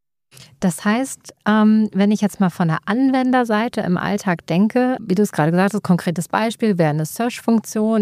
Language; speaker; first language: German; native; German